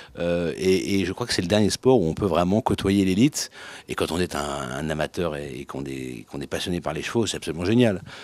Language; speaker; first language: French; native; French